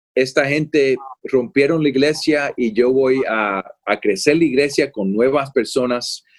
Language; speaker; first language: Spanish; early bilingual, heritage; Spanish